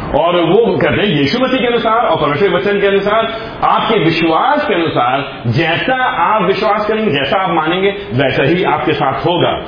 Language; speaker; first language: Hindi; native; Hindi